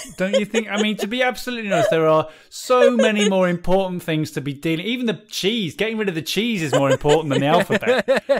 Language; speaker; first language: English; native; English